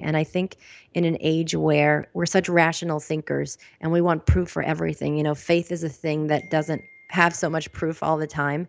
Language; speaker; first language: English; native; English